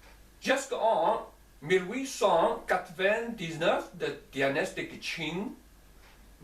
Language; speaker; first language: French; non-native, learner; Chinese